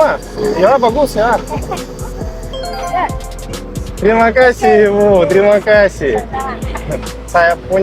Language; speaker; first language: Indonesian; non-native, learner; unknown